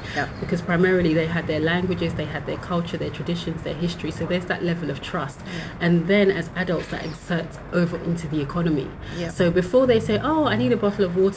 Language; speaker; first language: English; native; English